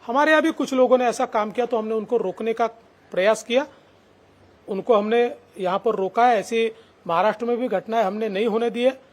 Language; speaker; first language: Hindi; non-native, local second language; Marathi